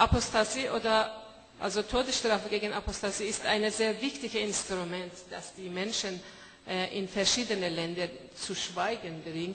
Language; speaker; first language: German; non-native, fluent; Persian